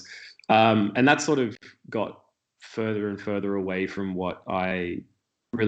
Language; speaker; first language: English; native; English